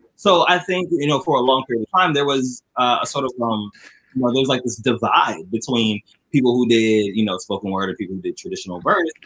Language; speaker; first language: English; native; English